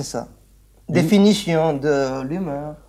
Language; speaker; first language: French; non-native, learner; Japanese